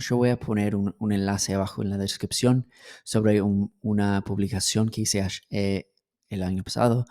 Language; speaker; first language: Spanish; non-native, fluent; English